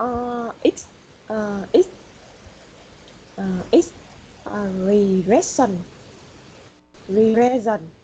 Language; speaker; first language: English; non-native, learner; Vietnamese